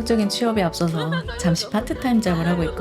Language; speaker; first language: Korean; native; Korean